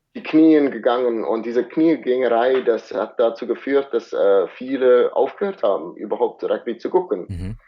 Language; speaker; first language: German; non-native, fluent; Afrikaans